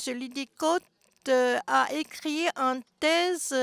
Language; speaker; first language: French; non-native, fluent; Japanese